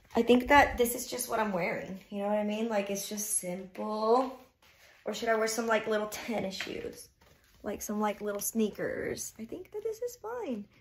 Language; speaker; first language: English; early bilingual, other home language; Spanish